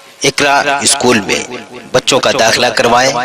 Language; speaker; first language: Hindi; native; Hindi